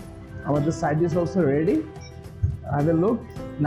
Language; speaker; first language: English; non-native, local second language; Bangla